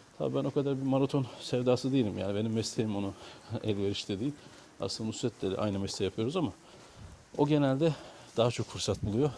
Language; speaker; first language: Turkish; native; Turkish